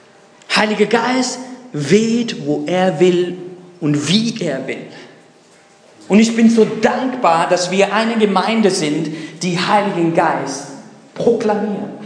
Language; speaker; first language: German; non-native, fluent; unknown